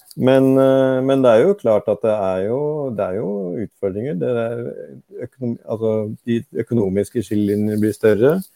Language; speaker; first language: Norwegian; native; Norwegian